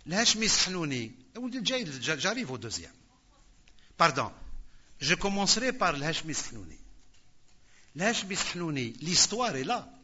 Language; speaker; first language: French; non-native, local second language; Arabic